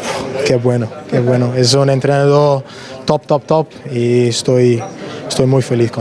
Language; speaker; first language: Spanish; non-native, learner; English